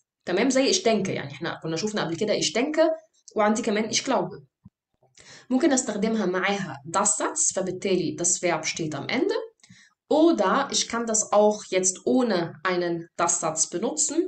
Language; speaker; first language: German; non-native, fluent; Arabic